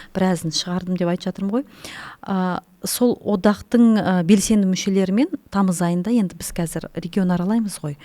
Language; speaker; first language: Kazakh; non-native, local second language; Russian